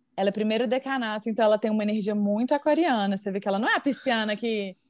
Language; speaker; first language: Portuguese; native; Portuguese